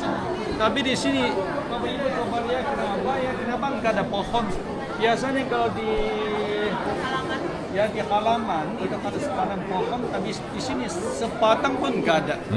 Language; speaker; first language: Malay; non-native, fluent; Chinese